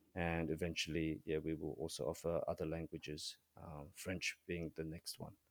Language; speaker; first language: English; early bilingual, other home language; Korean